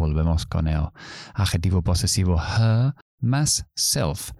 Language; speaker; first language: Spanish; non-native, fluent; English